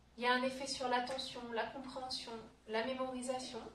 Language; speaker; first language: French; native; French